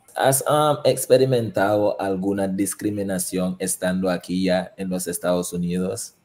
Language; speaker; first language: Spanish; native; Spanish